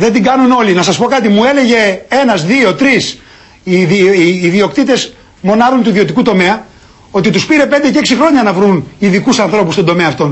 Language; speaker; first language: Greek; native; Greek